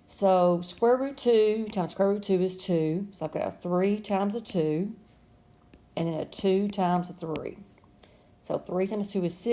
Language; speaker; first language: English; native; English